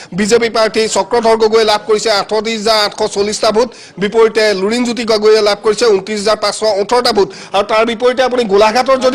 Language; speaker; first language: Assamese; native; Assamese